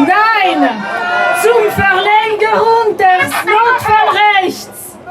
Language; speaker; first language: German; non-native, local second language; French